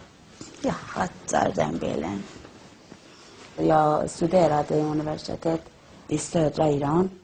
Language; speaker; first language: Swedish; non-native, learner; Persian